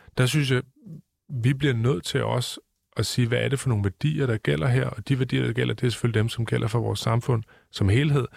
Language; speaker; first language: Danish; native; Danish